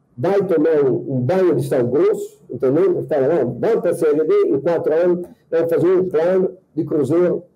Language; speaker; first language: Portuguese; non-native, fluent; Italian